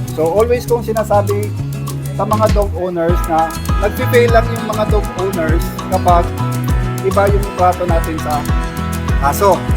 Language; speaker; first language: Filipino; non-native, local second language; Hiligaynon